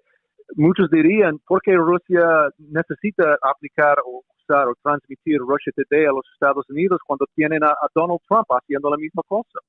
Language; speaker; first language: Spanish; non-native, fluent; English